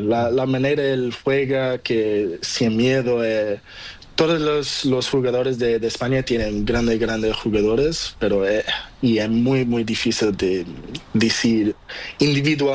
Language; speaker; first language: Spanish; non-native, learner; Portuguese